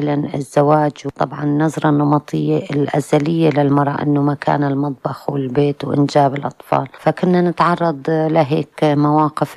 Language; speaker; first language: Arabic; non-native, local second language; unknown